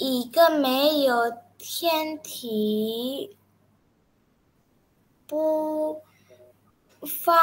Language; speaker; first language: Chinese; non-native, learner; Indonesian